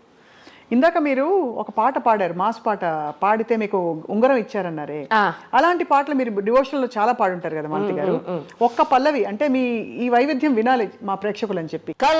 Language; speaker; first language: Telugu; native; Telugu